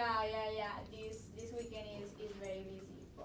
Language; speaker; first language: English; non-native, learner; Spanish